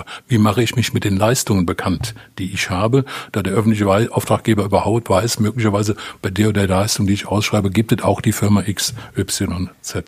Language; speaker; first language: German; native; German